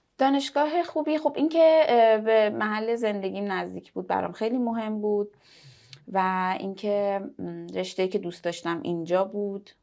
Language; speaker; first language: Persian; native; Persian